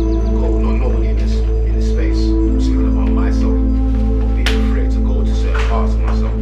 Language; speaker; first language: English; native; English